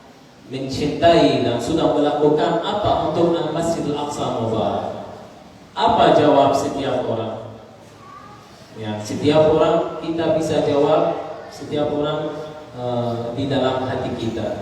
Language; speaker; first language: Indonesian; non-native, learner; Arabic